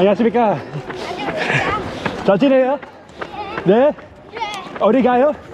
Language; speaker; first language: Korean; non-native, learner; Dutch